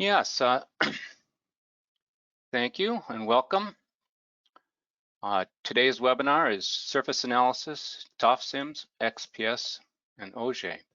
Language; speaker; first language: English; native; English